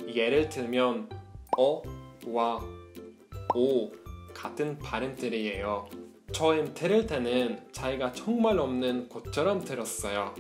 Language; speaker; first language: Korean; non-native, learner; Norwegian